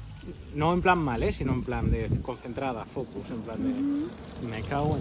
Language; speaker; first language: Spanish; native; Spanish